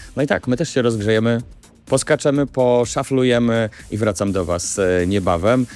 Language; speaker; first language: Polish; native; Polish